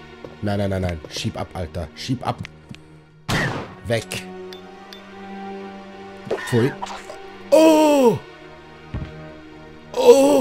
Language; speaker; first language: German; native; German